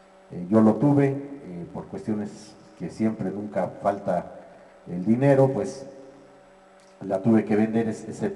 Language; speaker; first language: Spanish; native; Spanish